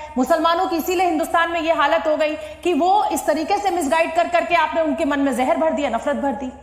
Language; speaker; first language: Hindi; native; Hindi